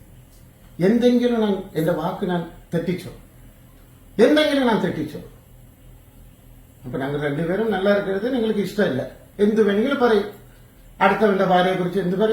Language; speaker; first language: Malayalam; non-native, fluent; Tamil